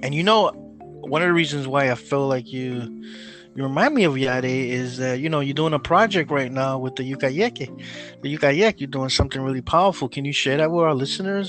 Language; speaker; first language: English; early bilingual, other home language; Spanish